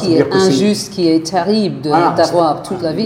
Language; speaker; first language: French; non-native, fluent; English